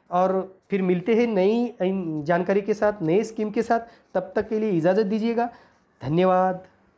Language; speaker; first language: Hindi; non-native, local second language; Marathi